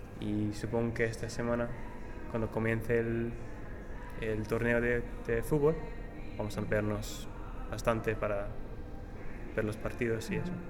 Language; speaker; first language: Spanish; non-native, learner; English